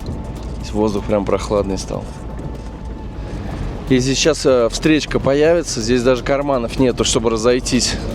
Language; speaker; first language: Russian; native; Russian